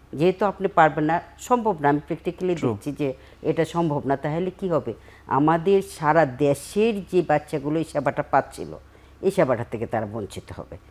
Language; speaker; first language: Bangla; native; Bangla